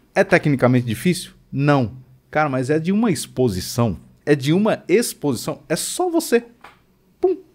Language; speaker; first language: Portuguese; native; Portuguese